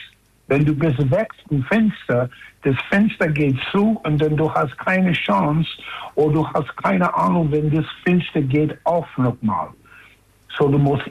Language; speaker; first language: German; non-native, fluent; English